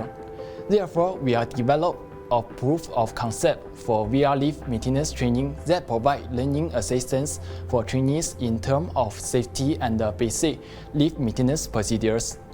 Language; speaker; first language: English; non-native, local second language; Chinese